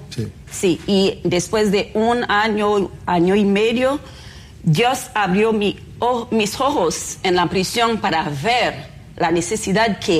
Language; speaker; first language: Spanish; non-native, fluent; Haitian Creole